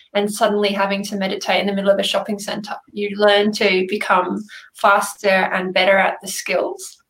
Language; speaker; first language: English; native; English